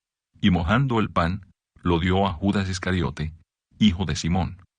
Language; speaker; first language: Spanish; native; Spanish